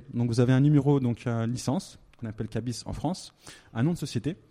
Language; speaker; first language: French; native; French